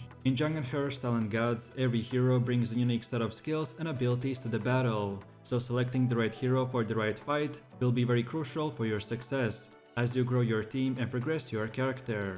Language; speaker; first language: English; non-native, fluent; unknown